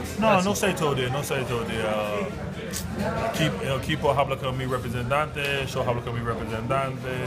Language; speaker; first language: Spanish; non-native, learner; English